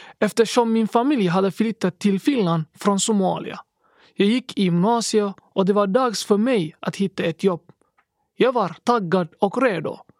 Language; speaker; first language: Swedish; early bilingual, other home language; Somali